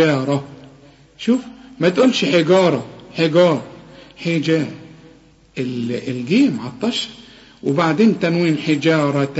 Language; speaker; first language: Arabic; native; Arabic